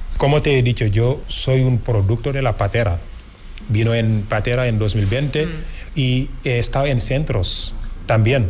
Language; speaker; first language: Spanish; non-native, fluent; Wolof